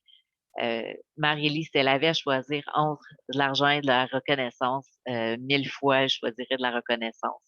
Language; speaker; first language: French; native; French